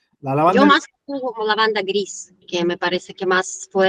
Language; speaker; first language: Spanish; non-native, learner; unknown